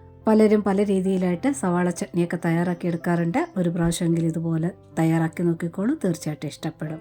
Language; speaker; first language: Malayalam; native; Malayalam